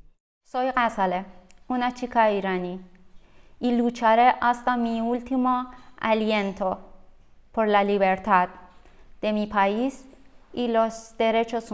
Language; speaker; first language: Spanish; non-native, fluent; Persian